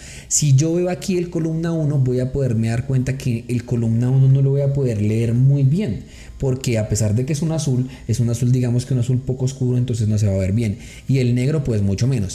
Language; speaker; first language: Spanish; native; Spanish